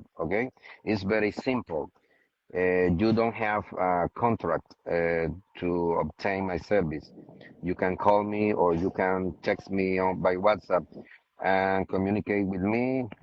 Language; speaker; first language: English; non-native, learner; Spanish